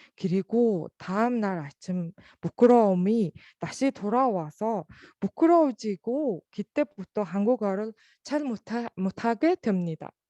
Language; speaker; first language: Korean; non-native, learner; Mongolian